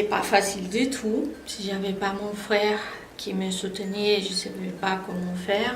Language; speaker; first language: French; non-native, fluent; Portuguese